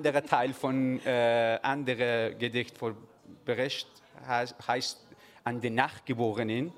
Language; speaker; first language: German; non-native, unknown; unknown